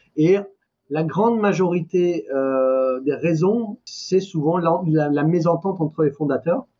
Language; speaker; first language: French; non-native, fluent; Persian